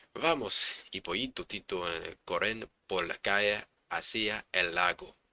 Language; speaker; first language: Spanish; non-native, learner; English